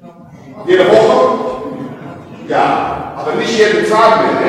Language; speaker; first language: German; non-native, learner; English